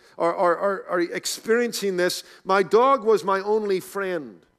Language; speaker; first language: English; native; English